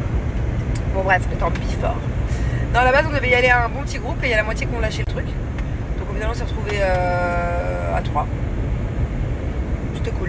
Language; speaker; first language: French; native; French